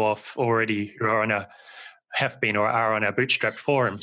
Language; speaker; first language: English; native; English